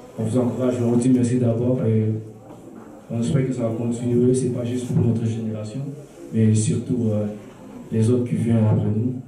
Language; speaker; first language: French; early bilingual, other home language; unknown